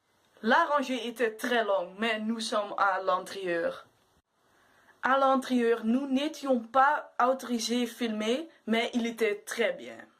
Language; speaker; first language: French; non-native, learner; Dutch